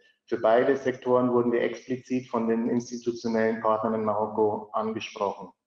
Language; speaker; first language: German; native; German